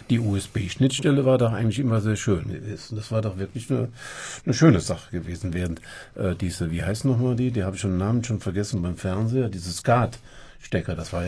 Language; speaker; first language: German; native; German